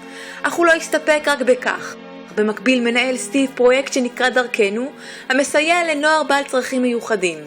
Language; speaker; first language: Hebrew; native; Hebrew